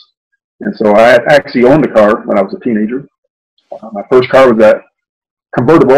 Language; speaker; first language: English; native; English